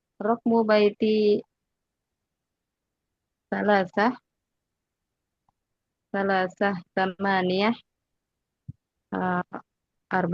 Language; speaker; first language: Arabic; non-native, learner; Indonesian